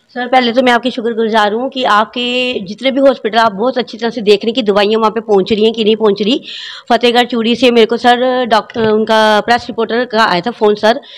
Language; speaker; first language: Hindi; non-native, local second language; Punjabi